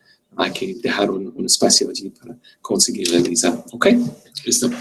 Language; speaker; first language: Spanish; non-native, fluent; English